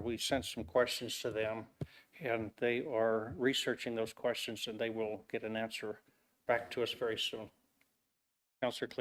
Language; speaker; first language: English; native; English